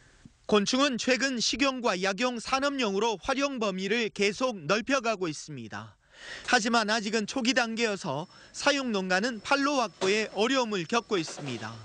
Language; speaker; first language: Korean; native; Korean